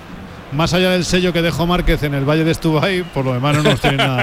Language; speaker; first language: Spanish; native; Spanish